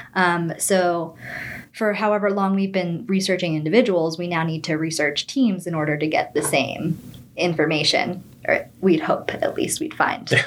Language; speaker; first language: English; native; English